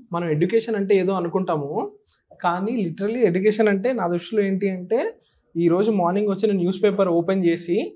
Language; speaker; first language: Telugu; native; Telugu